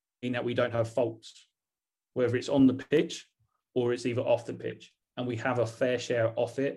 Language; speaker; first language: English; native; English